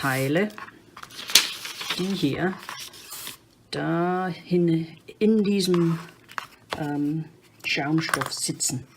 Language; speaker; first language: German; non-native, fluent; English